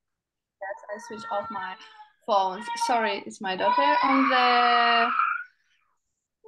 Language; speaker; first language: English; non-native, learner; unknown